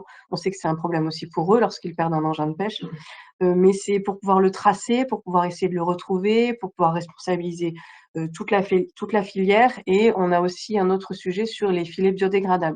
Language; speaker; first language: French; native; French